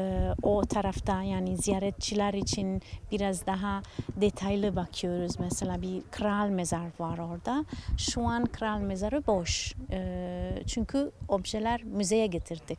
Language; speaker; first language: Turkish; non-native, learner; Italian